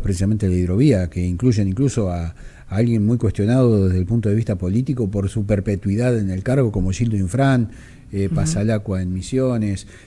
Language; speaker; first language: Spanish; native; Spanish